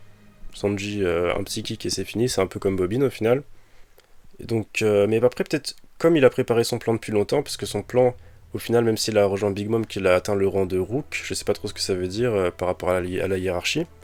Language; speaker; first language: French; native; French